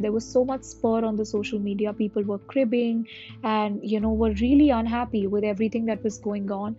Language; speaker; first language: English; non-native, local second language; Hindi